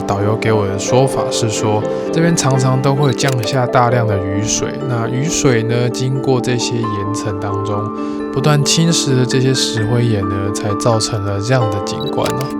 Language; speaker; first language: Chinese; native; Chinese